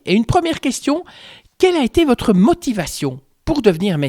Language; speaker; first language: French; native; French